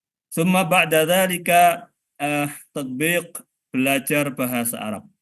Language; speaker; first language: Arabic; non-native, fluent; Indonesian